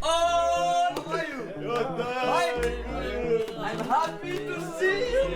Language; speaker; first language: English; non-native, learner; French